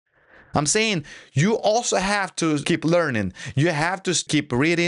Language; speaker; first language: English; non-native, fluent; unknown